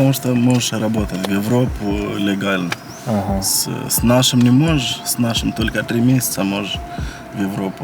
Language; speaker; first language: Russian; non-native, local second language; Romanian